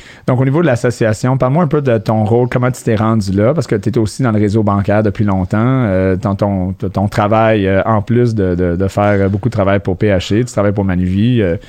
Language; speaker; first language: French; native; French